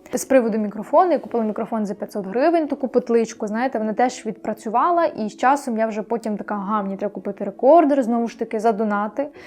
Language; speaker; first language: Ukrainian; non-native, local second language; Russian